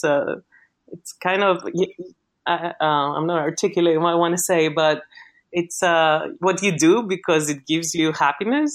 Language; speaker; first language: English; non-native, fluent; Greek